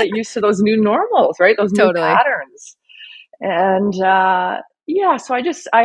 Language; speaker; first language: English; native; English